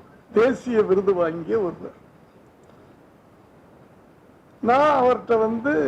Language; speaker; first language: Tamil; native; Tamil